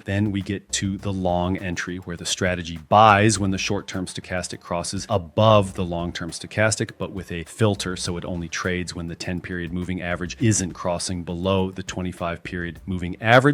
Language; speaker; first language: English; native; English